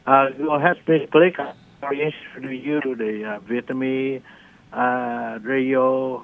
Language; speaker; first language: English; non-native, learner; Vietnamese